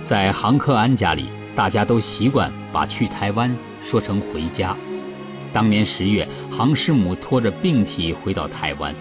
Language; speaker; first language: Chinese; native; Chinese